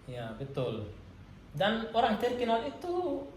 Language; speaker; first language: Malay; non-native, learner; Arabic